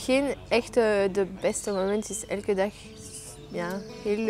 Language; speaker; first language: Dutch; non-native, local second language; French